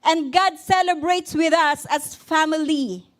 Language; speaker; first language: English; non-native, local second language; Filipino